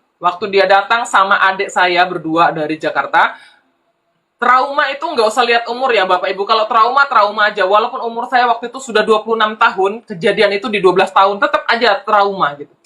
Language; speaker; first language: Indonesian; native; Indonesian